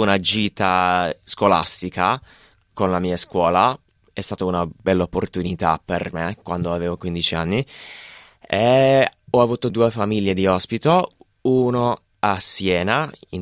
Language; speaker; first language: Italian; non-native, fluent; English